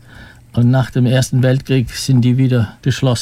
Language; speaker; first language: German; early bilingual, heritage; German